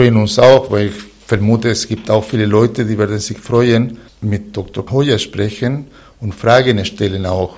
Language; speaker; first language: German; non-native, fluent; Spanish